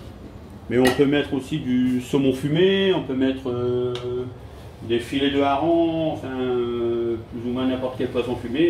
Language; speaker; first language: French; native; French